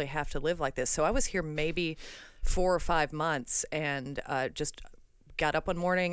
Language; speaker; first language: English; native; English